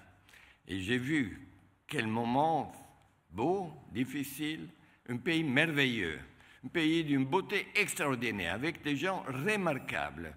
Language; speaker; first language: French; non-native, fluent; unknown